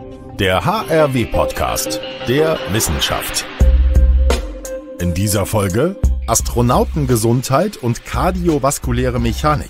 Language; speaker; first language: German; native; German